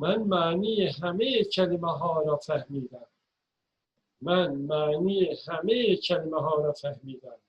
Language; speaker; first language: Persian; non-native, fluent; Turkish